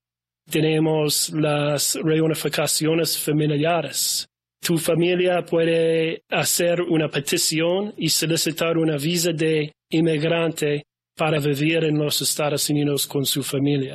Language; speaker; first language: Spanish; non-native, fluent; English